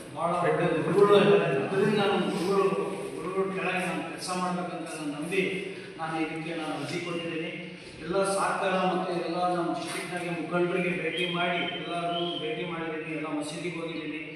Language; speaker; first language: Kannada; non-native, local second language; Urdu